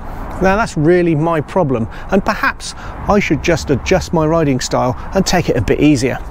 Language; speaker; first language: English; native; English